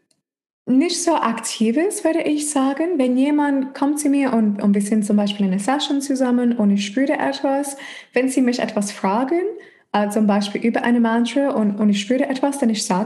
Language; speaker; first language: German; non-native, fluent; English